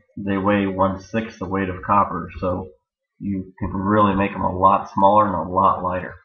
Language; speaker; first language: English; native; English